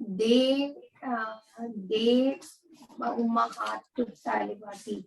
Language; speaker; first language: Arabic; non-native, learner; Urdu